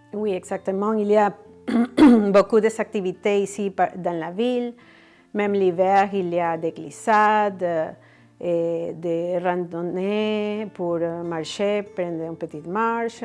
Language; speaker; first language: French; non-native, fluent; Spanish